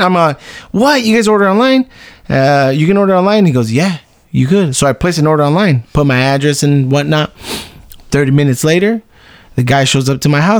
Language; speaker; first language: English; early bilingual, other home language; Spanish